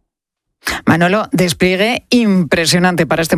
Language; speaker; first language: Spanish; native; Spanish